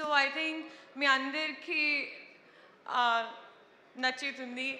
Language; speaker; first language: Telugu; non-native, learner; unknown